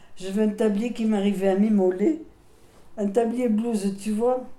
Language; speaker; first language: French; non-native, local second language; Swiss German